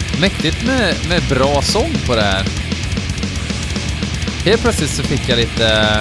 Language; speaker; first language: Swedish; native; Swedish